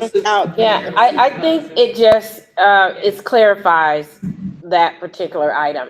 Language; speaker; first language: English; native; English